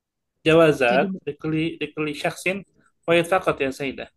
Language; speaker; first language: Arabic; non-native, fluent; Indonesian